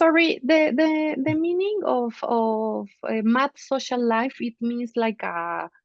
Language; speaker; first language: English; non-native, fluent; Spanish